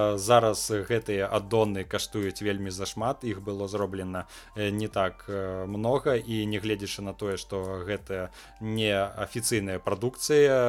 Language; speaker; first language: Belarusian; non-native, local second language; Russian